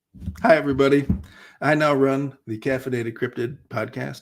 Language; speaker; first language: English; native; English